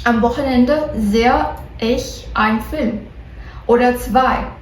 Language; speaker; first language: German; non-native, learner; Portuguese